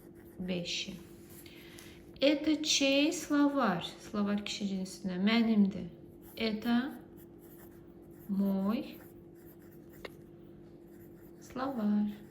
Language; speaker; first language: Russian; non-native, fluent; Azerbaijani